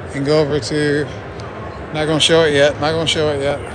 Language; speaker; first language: English; native; English